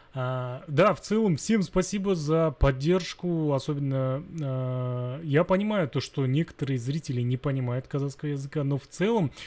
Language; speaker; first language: Russian; non-native, local second language; Kazakh